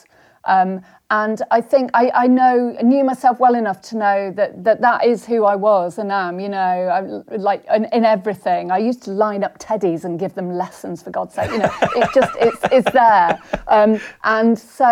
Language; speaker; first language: English; native; English